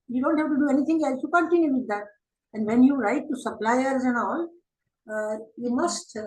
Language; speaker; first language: English; non-native, local second language; Marathi